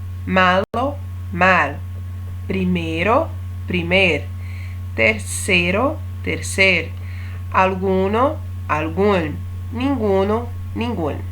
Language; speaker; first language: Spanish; non-native, fluent; Portuguese